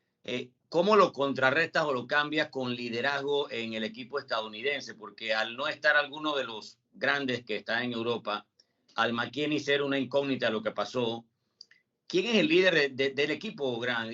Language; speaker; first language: Spanish; native; Spanish